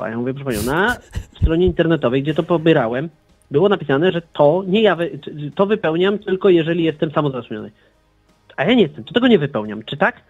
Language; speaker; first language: Polish; native; Polish